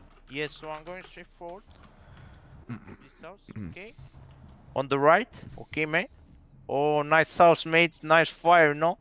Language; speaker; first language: English; non-native, learner; Romanian